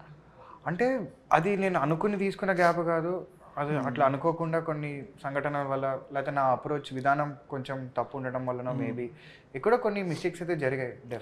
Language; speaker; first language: Telugu; native; Telugu